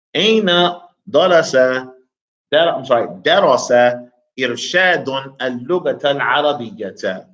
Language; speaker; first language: Arabic; non-native, fluent; English